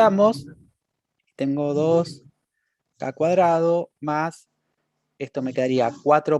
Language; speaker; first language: Spanish; native; Spanish